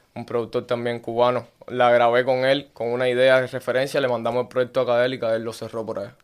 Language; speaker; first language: Spanish; native; Spanish